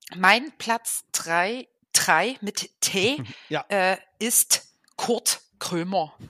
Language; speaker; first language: German; native; German